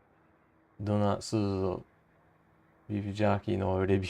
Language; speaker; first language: Japanese; non-native, learner; English